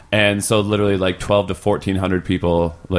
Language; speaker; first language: English; native; English